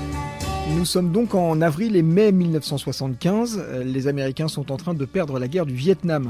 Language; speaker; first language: French; native; French